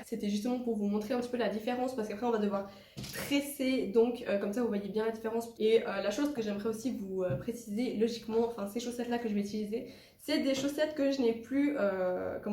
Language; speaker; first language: French; native; French